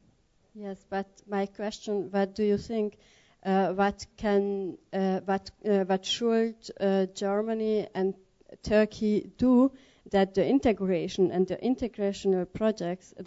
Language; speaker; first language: English; non-native, learner; Hungarian